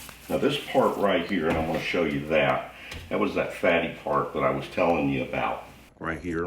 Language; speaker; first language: English; native; English